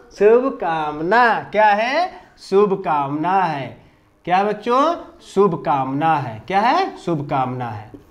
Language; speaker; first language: Hindi; native; Hindi